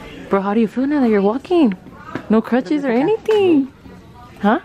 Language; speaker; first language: English; early bilingual, other home language; Spanish